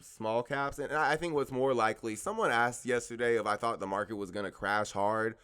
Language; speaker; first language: English; native; English